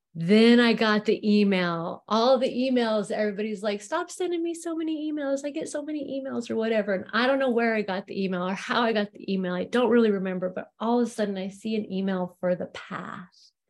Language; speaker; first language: English; native; English